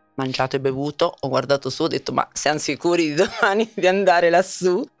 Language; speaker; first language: Italian; native; Italian